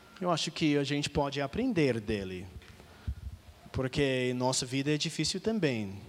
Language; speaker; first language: Portuguese; non-native, fluent; English